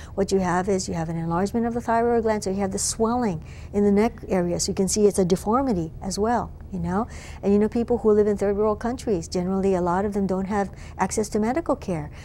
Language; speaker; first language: English; native; English